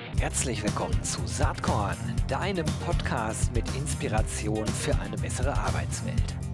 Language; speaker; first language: German; native; German